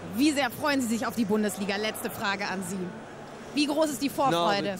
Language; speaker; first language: German; native; German